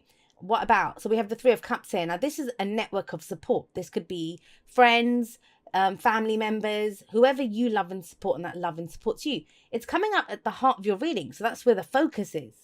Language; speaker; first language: English; native; English